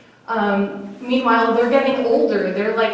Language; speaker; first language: English; native; English